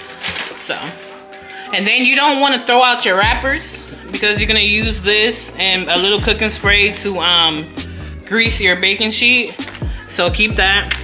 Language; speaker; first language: English; native; English